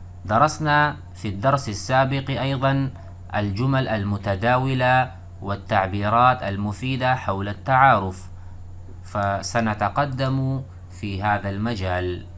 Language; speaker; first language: Arabic; non-native, fluent; Urdu